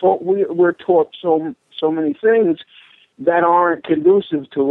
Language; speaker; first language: English; native; English